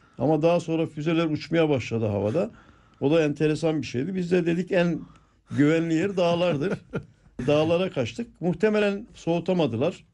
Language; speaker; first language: Turkish; native; Turkish